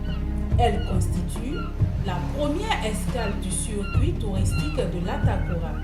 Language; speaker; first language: French; native; French